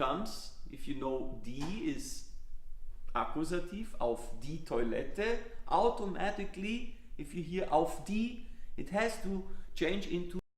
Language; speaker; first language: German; non-native, fluent; Italian